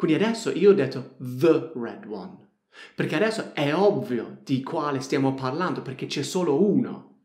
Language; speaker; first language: Italian; non-native, fluent; English